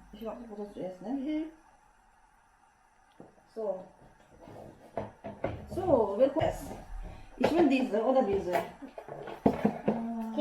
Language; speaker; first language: German; non-native, learner; Filipino